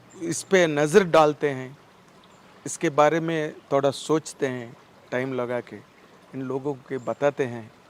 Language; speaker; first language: Hindi; non-native, local second language; Telugu